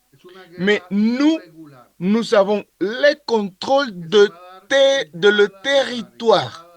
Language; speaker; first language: French; non-native, learner; Spanish